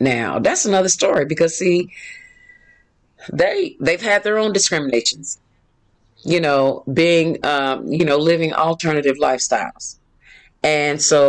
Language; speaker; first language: English; native; English